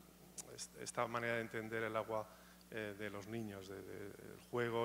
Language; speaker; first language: Spanish; native; Spanish